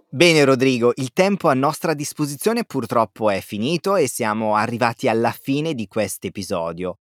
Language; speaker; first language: Italian; native; Italian